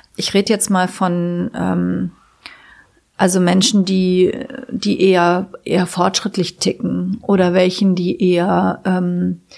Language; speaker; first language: German; native; German